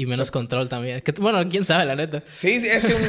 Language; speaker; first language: Spanish; native; Spanish